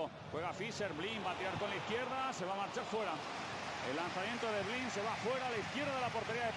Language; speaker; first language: Spanish; native; Spanish